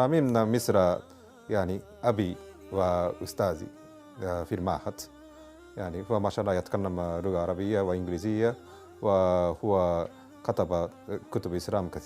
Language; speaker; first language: Arabic; non-native, learner; Japanese